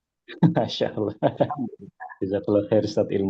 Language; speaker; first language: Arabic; non-native, learner; Indonesian